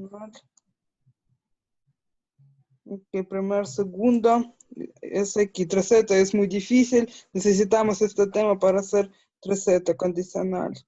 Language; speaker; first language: Spanish; non-native, learner; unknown